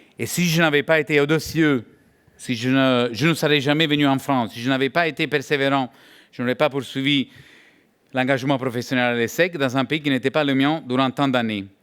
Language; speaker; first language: French; non-native, fluent; Italian